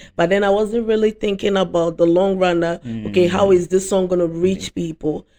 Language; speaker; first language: English; non-native, local second language; Akan